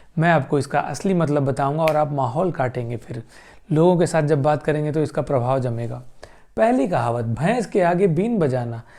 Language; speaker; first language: Hindi; native; Hindi